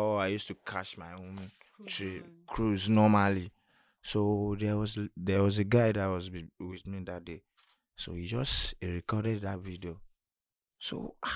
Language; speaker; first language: English; non-native, local second language; Yoruba